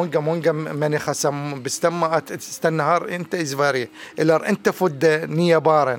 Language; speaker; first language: Swedish; non-native, learner; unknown